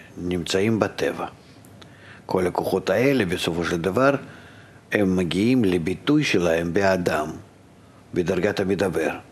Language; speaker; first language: Hebrew; non-native, fluent; Russian